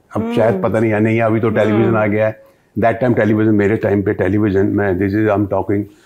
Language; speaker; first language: Hindi; native; Hindi